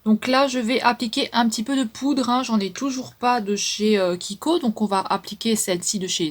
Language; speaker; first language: French; native; French